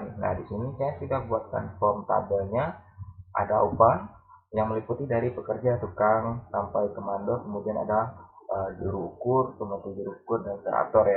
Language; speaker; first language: Indonesian; native; Indonesian